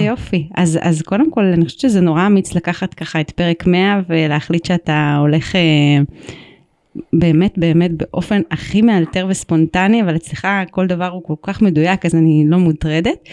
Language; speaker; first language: Hebrew; native; Hebrew